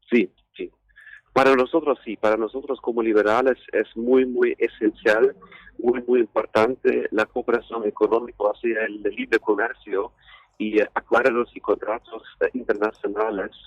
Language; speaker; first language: Spanish; non-native, fluent; German